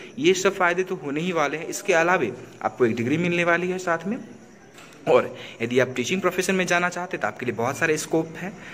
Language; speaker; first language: Hindi; native; Hindi